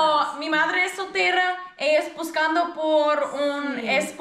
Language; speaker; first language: Spanish; non-native, learner; English